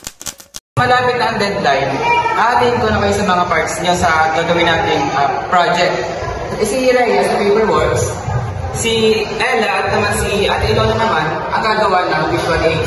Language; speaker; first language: Filipino; native; Filipino